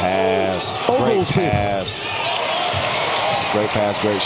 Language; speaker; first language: English; native; English